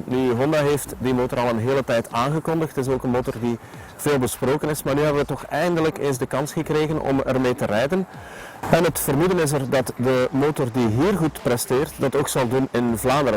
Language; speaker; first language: Dutch; native; Dutch